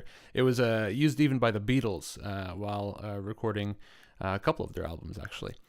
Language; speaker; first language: English; native; English